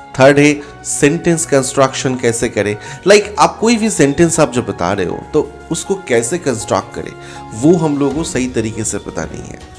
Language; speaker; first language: Hindi; non-native, local second language; Bangla